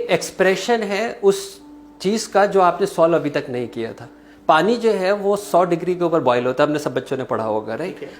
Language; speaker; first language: Urdu; native; Urdu